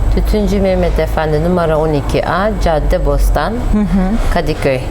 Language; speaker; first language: Turkish; non-native, fluent; Kyrgyz